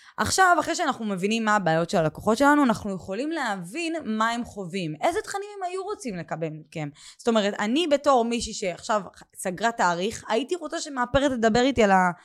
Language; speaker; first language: Hebrew; native; Hebrew